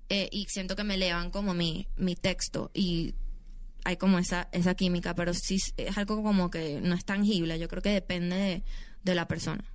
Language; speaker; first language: Spanish; native; Spanish